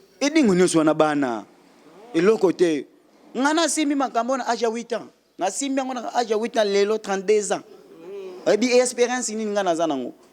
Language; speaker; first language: Lingala; non-native, local second language; Kongo